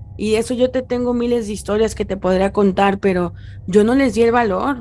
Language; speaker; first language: Spanish; native; Spanish